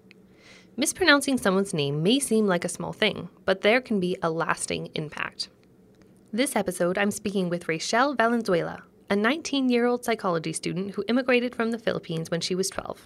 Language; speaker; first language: English; native; English